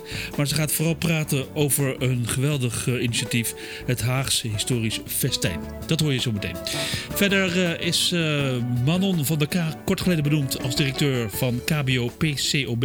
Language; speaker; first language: Dutch; native; Dutch